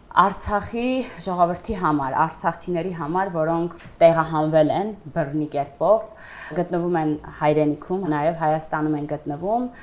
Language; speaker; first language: Armenian; native; Armenian